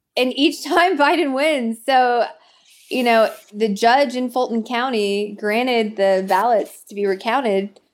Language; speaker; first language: English; native; English